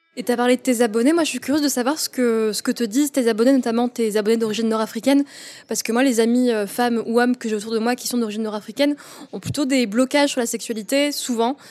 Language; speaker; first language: French; early bilingual, other home language; Arabic